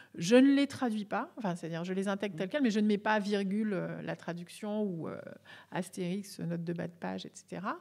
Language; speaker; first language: French; native; French